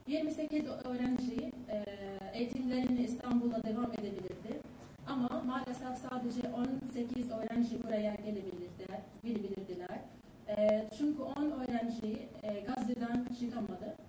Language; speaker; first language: Turkish; non-native, learner; Arabic